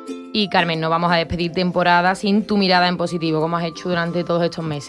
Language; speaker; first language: Spanish; native; Spanish